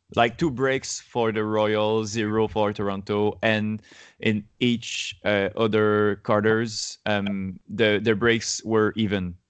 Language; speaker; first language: English; non-native, learner; French